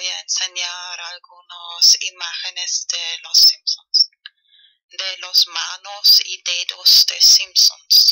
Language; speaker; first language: Spanish; non-native, fluent; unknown